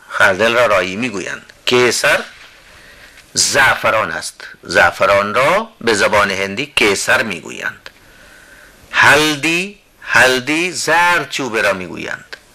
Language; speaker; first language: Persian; non-native, fluent; Hindi